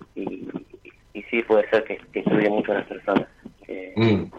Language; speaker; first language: Spanish; native; Spanish